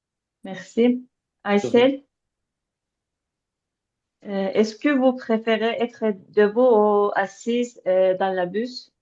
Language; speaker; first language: French; non-native, learner; Azerbaijani